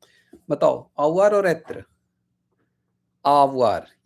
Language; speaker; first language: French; non-native, fluent; Hindi